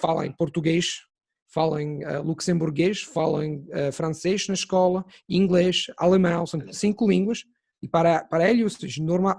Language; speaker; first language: Portuguese; non-native, fluent; Italian